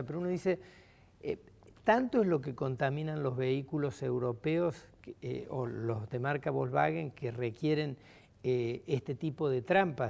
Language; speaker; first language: Spanish; native; Spanish